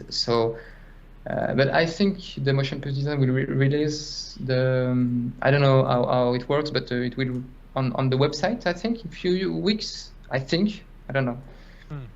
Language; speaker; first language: English; non-native, fluent; French